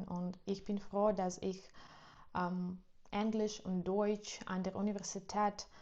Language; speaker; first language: German; non-native, learner; Russian